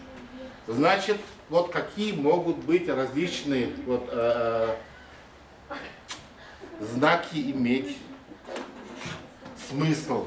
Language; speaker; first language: Russian; non-native, fluent; Mongolian